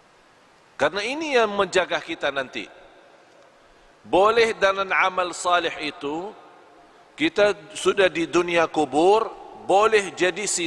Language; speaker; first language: Indonesian; non-native, fluent; Arabic